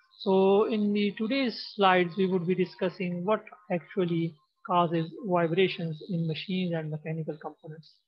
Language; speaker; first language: English; non-native, local second language; Pashto